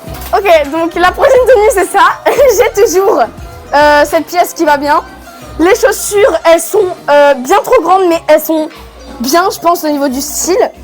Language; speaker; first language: French; native; French